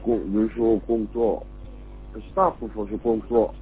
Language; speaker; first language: Chinese; non-native, learner; Korean